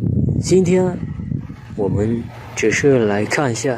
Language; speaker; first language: Chinese; non-native, fluent; Hmong